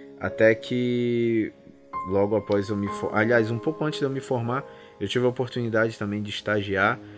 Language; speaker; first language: Portuguese; native; Portuguese